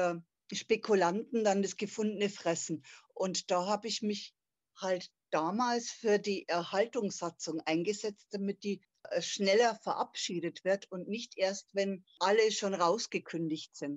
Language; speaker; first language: German; native; German